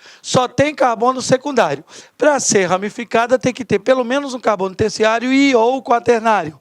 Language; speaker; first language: Portuguese; native; Portuguese